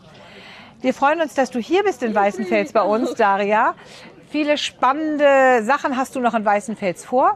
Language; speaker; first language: German; native; German